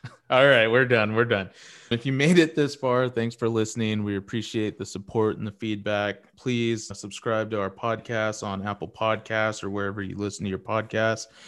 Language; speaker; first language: English; early bilingual, other home language; Spanish